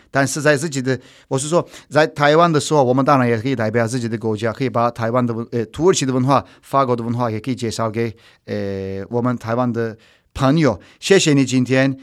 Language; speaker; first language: Chinese; non-native, fluent; Turkish